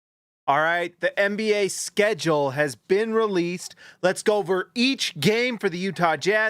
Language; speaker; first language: English; native; English